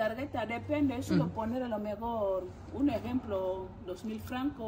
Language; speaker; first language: Spanish; non-native, fluent; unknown